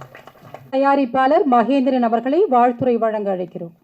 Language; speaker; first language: Tamil; native; Tamil